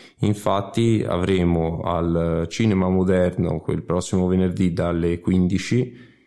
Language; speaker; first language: Italian; native; Italian